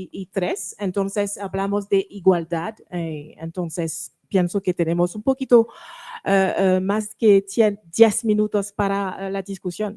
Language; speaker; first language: Spanish; non-native, learner; French